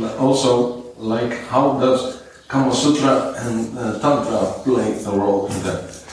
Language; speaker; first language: English; non-native, fluent; Dutch